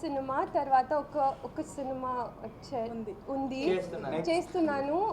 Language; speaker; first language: Telugu; non-native, learner; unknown